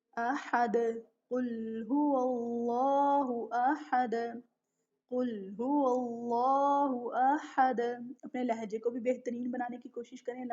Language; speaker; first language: Urdu; native; Urdu